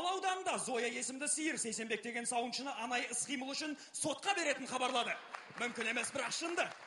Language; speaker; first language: Kazakh; native; Kazakh